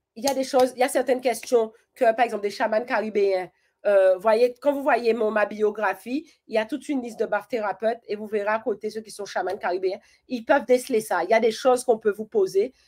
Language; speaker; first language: French; native; French